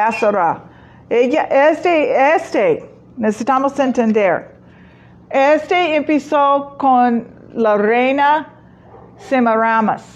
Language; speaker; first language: Spanish; non-native, fluent; English